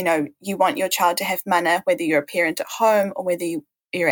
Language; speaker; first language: English; native; English